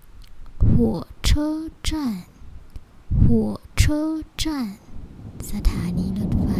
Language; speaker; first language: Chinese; non-native, fluent; Lao